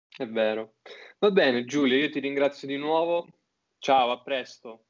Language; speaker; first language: Italian; native; Italian